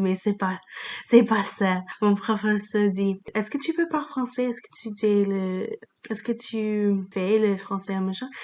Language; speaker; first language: French; non-native, learner; English